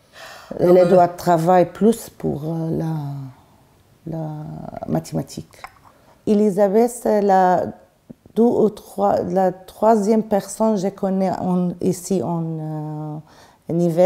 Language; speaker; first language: French; non-native, learner; Arabic